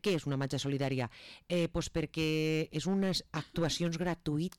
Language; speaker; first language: Catalan; native; Catalan